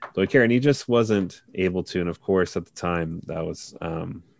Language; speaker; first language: English; native; English